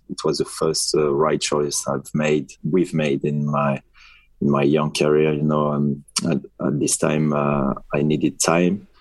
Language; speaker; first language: English; non-native, fluent; French